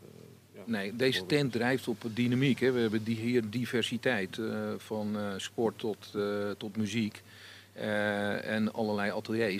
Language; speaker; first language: Dutch; native; Dutch